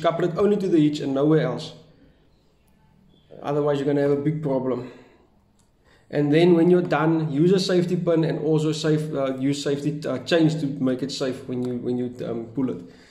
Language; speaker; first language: English; non-native, local second language; Afrikaans